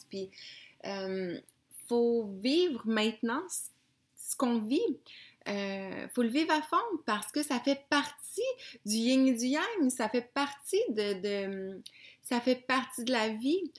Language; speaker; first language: French; native; French